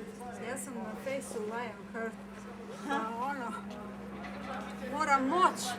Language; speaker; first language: Croatian; native; Croatian